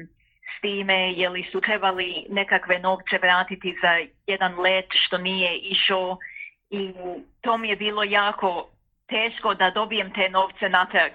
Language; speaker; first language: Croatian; early bilingual, heritage; Croatian